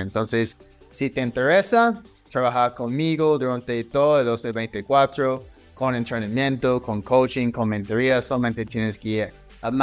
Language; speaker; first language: Spanish; non-native, fluent; English